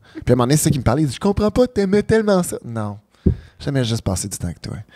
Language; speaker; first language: French; native; French